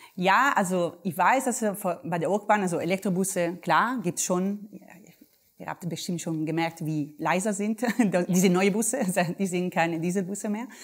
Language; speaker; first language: German; non-native, fluent; Italian